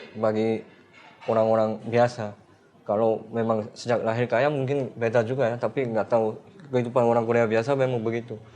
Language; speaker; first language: Indonesian; non-native, fluent; Korean